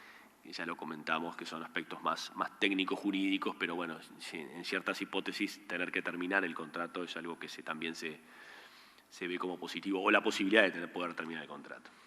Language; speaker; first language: Spanish; native; Spanish